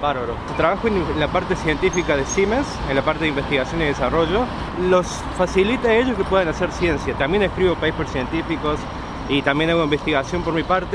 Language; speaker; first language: Spanish; native; Spanish